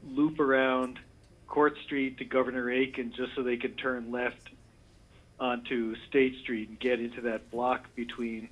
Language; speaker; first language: English; native; English